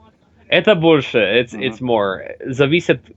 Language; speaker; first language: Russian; non-native, learner; English